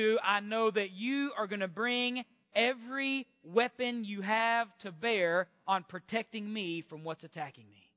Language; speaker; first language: English; native; English